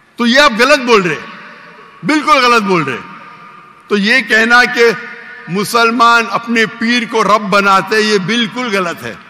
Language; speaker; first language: Urdu; non-native, local second language; Konkani